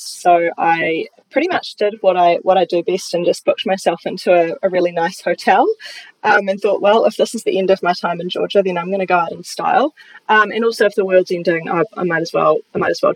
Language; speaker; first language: English; native; English